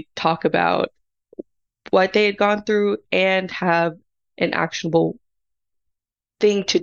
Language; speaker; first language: English; native; English